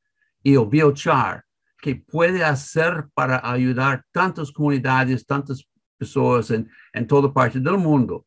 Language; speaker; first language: Spanish; non-native, learner; English